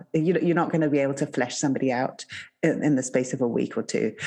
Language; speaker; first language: English; native; English